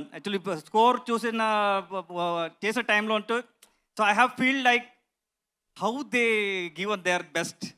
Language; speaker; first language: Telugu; non-native, learner; Kannada